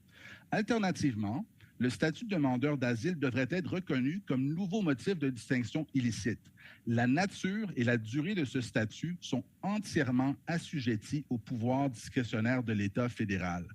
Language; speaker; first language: French; native; French